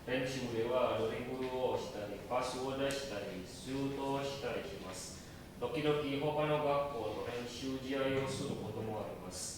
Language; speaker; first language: Japanese; non-native, learner; Indonesian